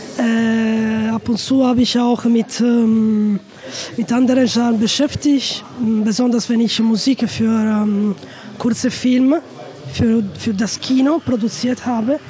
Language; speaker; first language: German; non-native, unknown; Italian